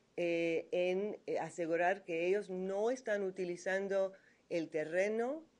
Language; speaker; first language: Spanish; non-native, fluent; English